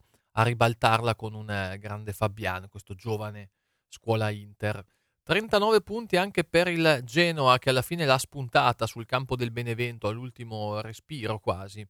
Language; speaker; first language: Italian; native; Italian